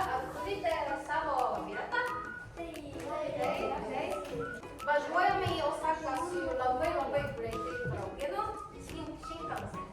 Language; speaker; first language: Lithuanian; non-native, learner; Japanese